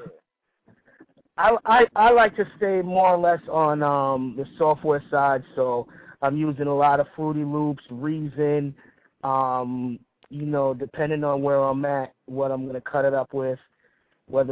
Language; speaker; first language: English; native; English